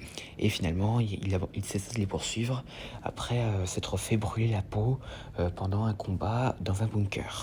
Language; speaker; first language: French; native; French